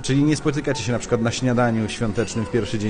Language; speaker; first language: Polish; native; Polish